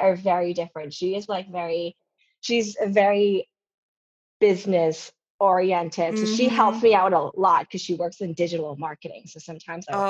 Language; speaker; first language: English; non-native, local second language; Cantonese